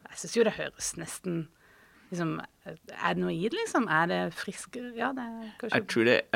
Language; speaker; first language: Norwegian; native; Norwegian